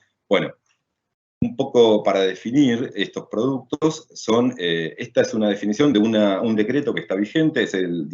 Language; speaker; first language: Spanish; native; Spanish